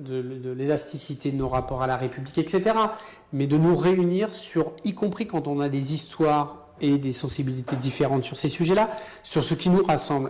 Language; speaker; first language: French; native; French